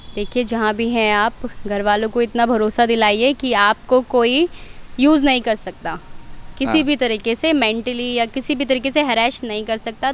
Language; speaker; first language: Hindi; native; Hindi